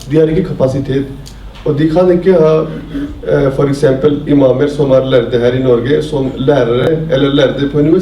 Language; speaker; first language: Norwegian; non-native, fluent; Urdu